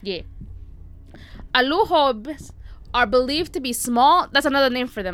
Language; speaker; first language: English; early bilingual, other home language; Spanish